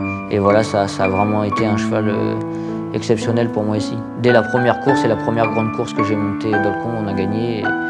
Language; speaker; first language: French; native; French